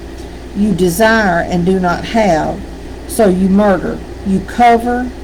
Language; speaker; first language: English; native; English